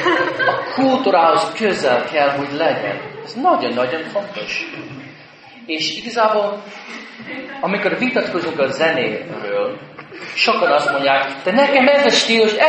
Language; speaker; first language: Hungarian; non-native, fluent; English